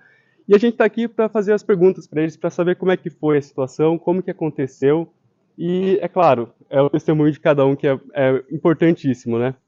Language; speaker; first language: Portuguese; native; Portuguese